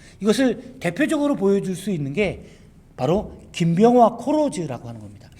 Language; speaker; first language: Korean; native; Korean